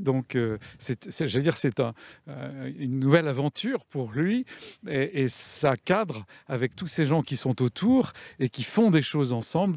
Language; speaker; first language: French; native; French